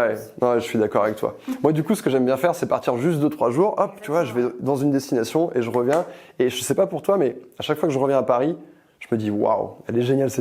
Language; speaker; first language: French; native; French